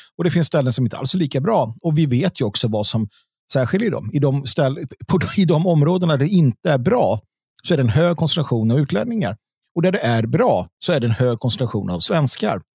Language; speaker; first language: Swedish; native; Swedish